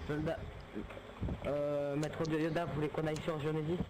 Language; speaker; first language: French; native; French